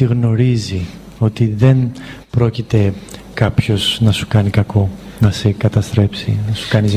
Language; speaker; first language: Greek; native; Greek